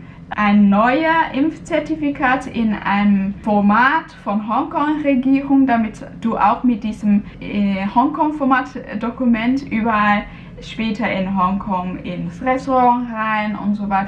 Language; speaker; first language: German; non-native, fluent; Cantonese